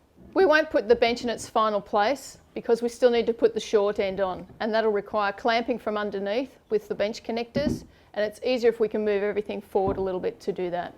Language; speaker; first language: English; native; English